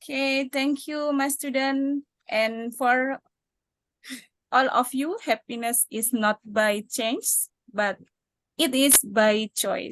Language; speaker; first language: English; non-native, learner; Indonesian